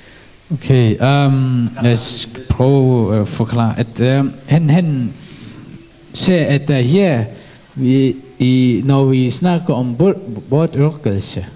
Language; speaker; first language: Danish; non-native, learner; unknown